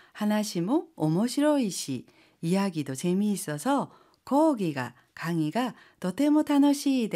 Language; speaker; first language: Japanese; non-native, fluent; Korean